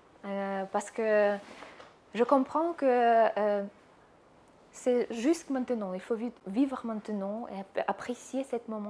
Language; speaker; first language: French; non-native, fluent; Russian